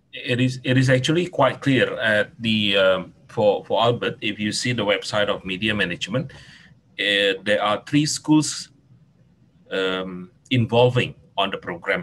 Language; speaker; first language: English; non-native, fluent; Indonesian